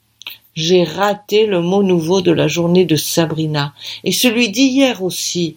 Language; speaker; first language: French; native; French